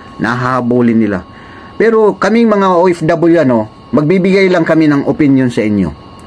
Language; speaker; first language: Filipino; non-native, local second language; Waray